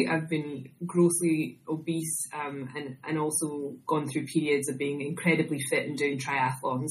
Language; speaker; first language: English; native; English